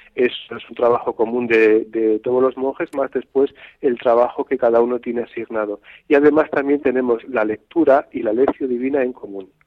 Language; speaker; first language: Spanish; native; Spanish